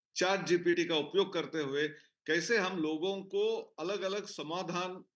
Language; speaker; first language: Hindi; non-native, local second language; Marathi